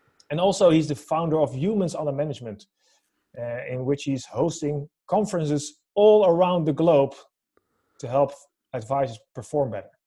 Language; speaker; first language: English; non-native, fluent; Dutch